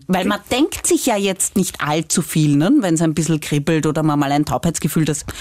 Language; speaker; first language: German; native; German